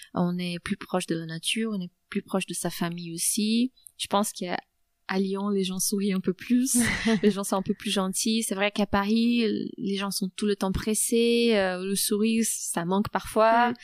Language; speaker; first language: French; non-native, fluent; Portuguese